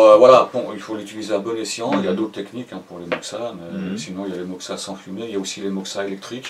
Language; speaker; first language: French; native; French